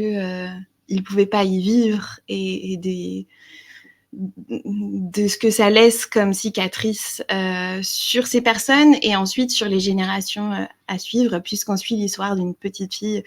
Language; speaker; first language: French; native; French